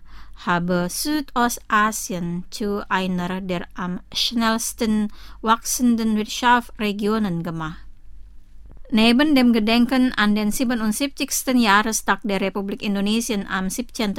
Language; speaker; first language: German; non-native, fluent; Indonesian